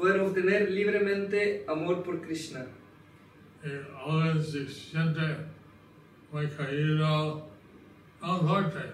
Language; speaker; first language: Spanish; non-native, learner; English